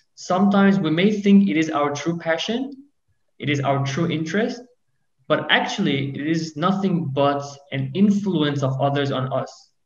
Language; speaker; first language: English; non-native, fluent; Persian